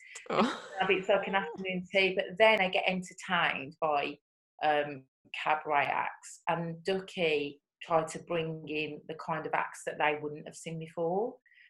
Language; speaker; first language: English; native; English